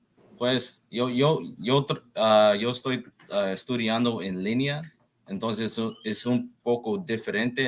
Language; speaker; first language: Spanish; non-native, learner; English